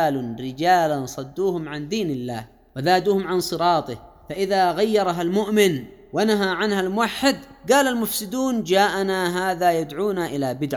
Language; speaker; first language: Arabic; native; Arabic